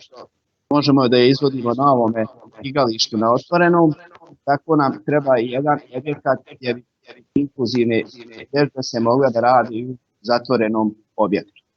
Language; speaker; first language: Bosnian; native; Bosnian